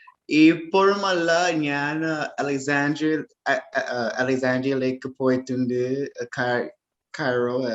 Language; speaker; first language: Malayalam; non-native, learner; English